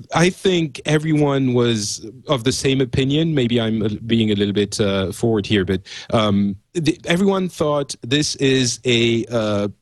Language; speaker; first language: English; non-native, fluent; French